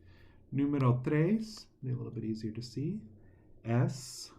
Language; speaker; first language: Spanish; non-native, fluent; English